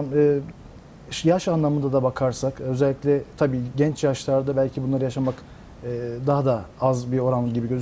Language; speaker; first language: Turkish; native; Turkish